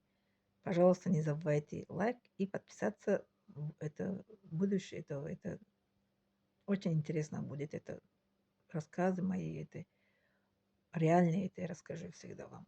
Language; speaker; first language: Russian; non-native, local second language; Tajik